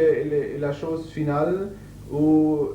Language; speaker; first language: French; non-native, learner; German